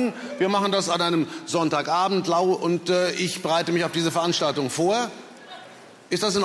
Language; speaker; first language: German; native; German